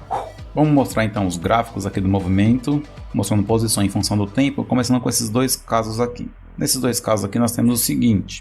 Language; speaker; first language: Portuguese; native; Portuguese